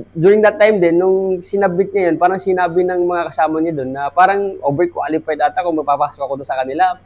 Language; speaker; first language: Filipino; non-native, local second language; Maranao